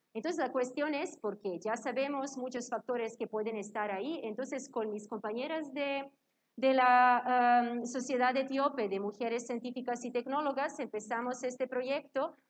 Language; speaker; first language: Spanish; non-native, fluent; Serbian